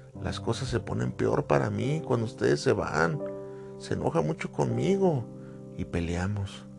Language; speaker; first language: Spanish; native; Spanish